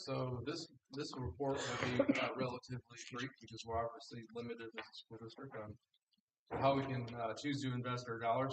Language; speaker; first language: English; native; English